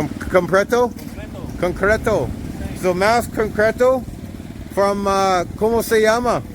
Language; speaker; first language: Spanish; non-native, learner; English